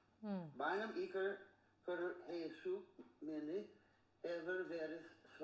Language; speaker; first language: Icelandic; non-native, learner; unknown